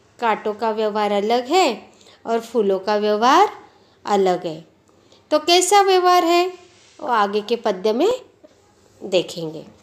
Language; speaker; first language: Hindi; non-native, local second language; Marathi